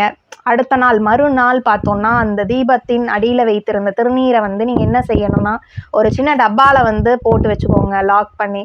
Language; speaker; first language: Tamil; native; Tamil